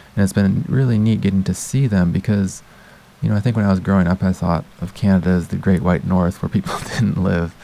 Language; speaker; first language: English; native; English